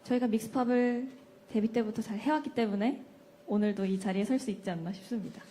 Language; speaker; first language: Korean; native; Korean